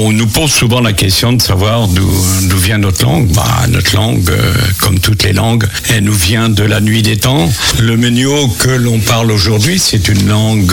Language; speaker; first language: French; native; French